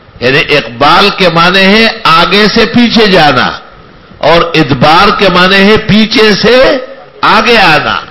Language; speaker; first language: Urdu; non-native, local second language; Pashto